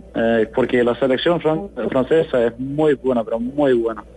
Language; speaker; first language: Spanish; non-native, fluent; Icelandic